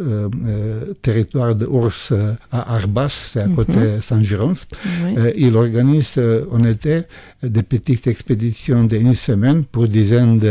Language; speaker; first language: French; non-native, fluent; Croatian